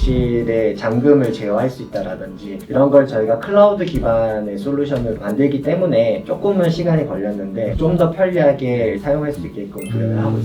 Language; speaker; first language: Korean; native; Korean